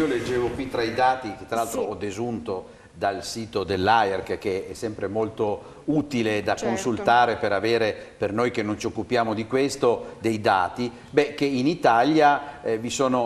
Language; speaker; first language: Italian; native; Italian